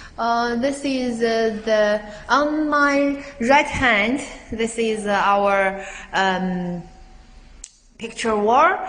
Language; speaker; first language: English; non-native, learner; Chinese